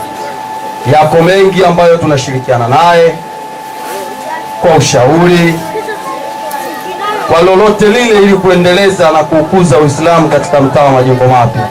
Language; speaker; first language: Swahili; native; Swahili